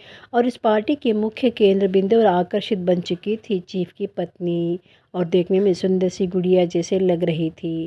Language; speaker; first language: Hindi; non-native, local second language; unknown